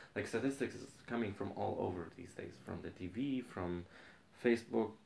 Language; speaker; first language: English; non-native, fluent; Arabic